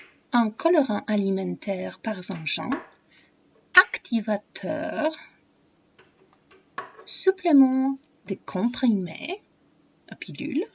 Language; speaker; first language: French; non-native, fluent; Polish